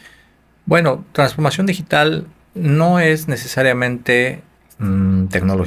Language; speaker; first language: Spanish; native; Spanish